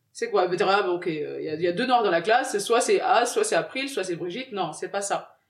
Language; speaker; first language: French; early bilingual, other home language; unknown